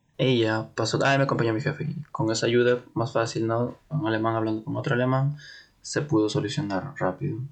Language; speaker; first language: Spanish; native; Spanish